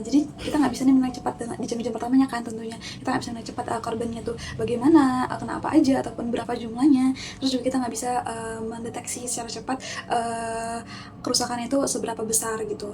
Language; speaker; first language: Indonesian; native; Indonesian